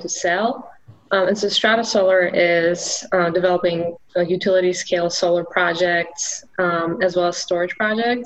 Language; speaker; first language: English; non-native, fluent; Polish